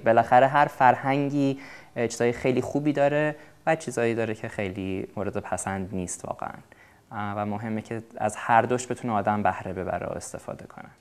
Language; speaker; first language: Persian; early bilingual, heritage; Persian